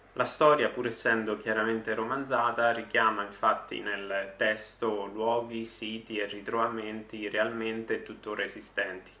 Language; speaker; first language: Italian; native; Italian